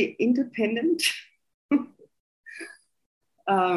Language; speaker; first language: English; non-native, fluent; German